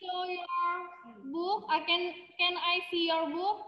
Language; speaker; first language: English; non-native, learner; Indonesian